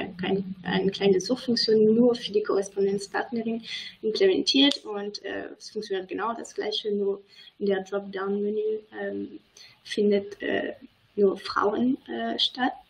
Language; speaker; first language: German; non-native, fluent; French